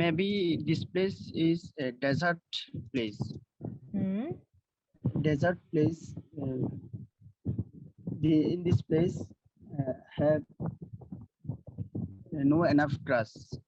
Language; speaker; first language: English; non-native, learner; Bangla